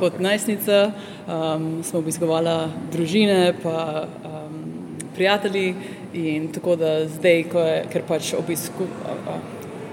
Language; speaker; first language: Slovenian; early bilingual, heritage; Slovenian